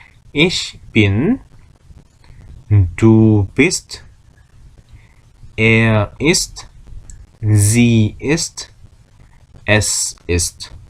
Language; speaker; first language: German; non-native, fluent; Korean